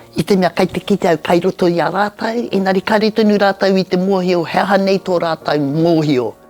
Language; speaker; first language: Māori; native; Māori